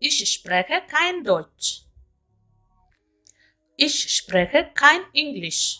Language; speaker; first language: German; non-native, fluent; Amharic